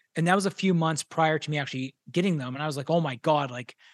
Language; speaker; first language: English; native; English